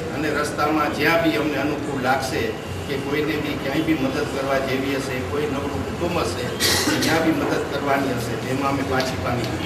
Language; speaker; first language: Gujarati; early bilingual, heritage; Gujarati